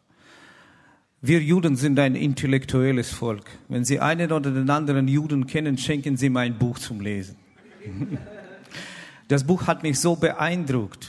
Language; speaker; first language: German; non-native, fluent; Russian